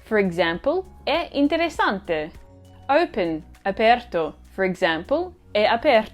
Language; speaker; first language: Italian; non-native, fluent; English